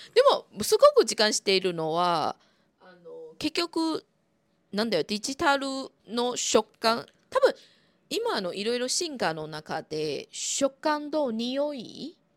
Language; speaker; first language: Japanese; non-native, fluent; Chinese